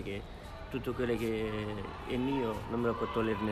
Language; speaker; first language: Italian; non-native, fluent; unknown